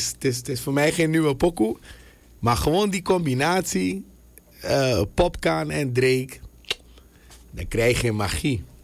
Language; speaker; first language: Dutch; native; Dutch